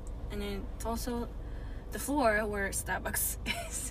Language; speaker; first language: English; non-native, fluent; Japanese